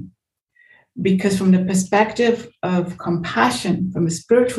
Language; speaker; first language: English; native; English